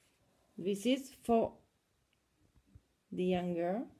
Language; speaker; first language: English; non-native, learner; French